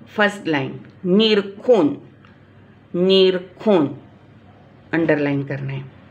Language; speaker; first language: Hindi; non-native, local second language; Marathi